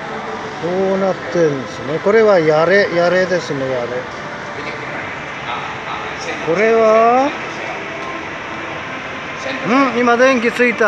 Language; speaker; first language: Japanese; native; Japanese